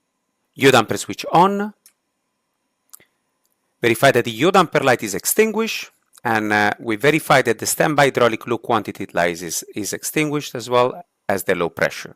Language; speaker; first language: English; non-native, fluent; Italian